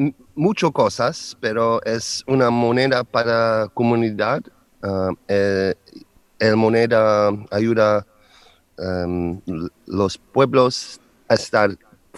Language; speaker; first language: Spanish; non-native, learner; English